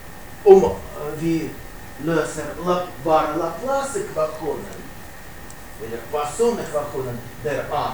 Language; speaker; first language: Swedish; non-native, fluent; Russian